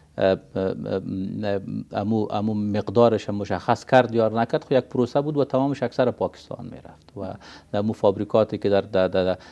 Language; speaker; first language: Persian; native; Persian